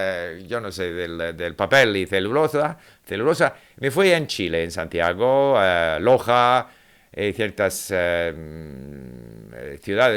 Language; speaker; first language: Spanish; non-native, fluent; English